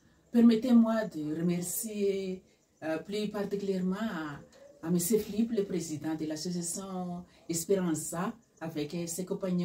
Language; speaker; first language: French; non-native, local second language; Malagasy